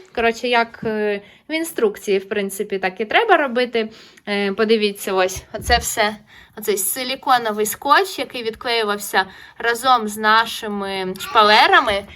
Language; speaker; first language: Ukrainian; non-native, local second language; Russian